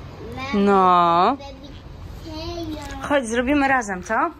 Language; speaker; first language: Polish; native; Polish